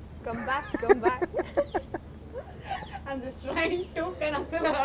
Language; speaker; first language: Telugu; native; Telugu